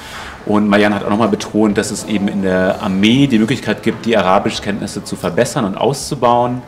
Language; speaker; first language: German; native; German